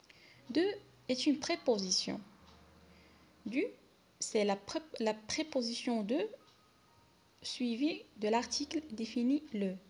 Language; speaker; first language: French; non-native, local second language; Arabic